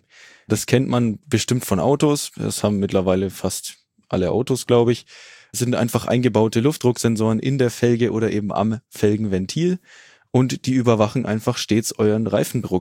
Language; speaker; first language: German; native; German